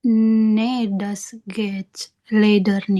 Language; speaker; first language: German; non-native, learner; Indonesian